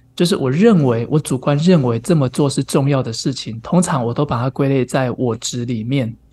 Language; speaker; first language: Chinese; native; Chinese